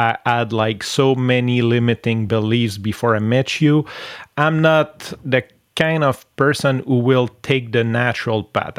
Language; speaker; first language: English; non-native, fluent; French